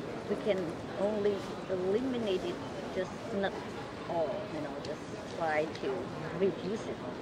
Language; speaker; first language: English; non-native, fluent; Chinese